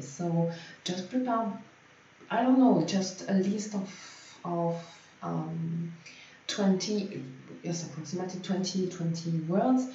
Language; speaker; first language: English; non-native, fluent; French